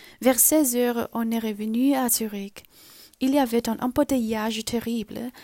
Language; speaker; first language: French; non-native, learner; Chinese